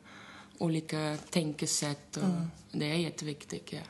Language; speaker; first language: Swedish; non-native, fluent; German